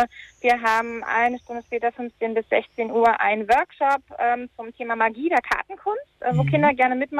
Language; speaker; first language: German; native; German